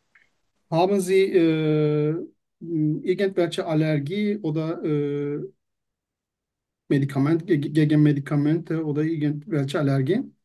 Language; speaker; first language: German; non-native, learner; Turkish